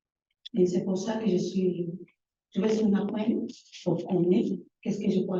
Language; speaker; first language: French; non-native, learner; Spanish